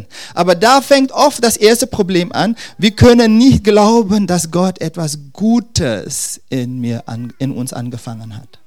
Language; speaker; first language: German; non-native, fluent; Dutch